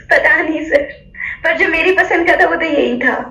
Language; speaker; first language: Hindi; native; Hindi